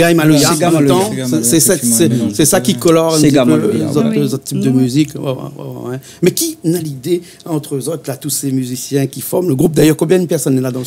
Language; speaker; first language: French; non-native, local second language; Réunion Creole French